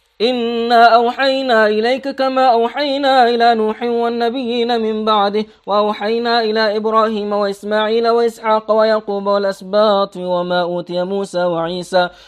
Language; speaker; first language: Arabic; non-native, fluent; Persian